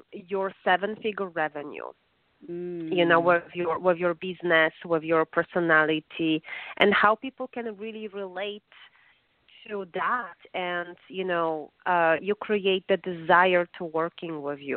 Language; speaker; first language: English; non-native, fluent; Polish